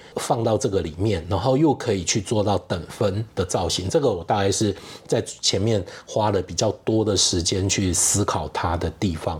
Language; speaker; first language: Chinese; native; Chinese